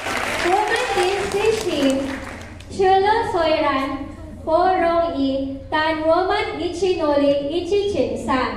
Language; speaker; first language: Chinese; non-native, learner; Filipino